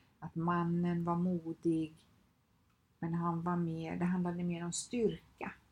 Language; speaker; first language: Swedish; native; Swedish